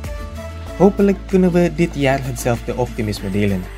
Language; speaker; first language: Dutch; non-native, fluent; Indonesian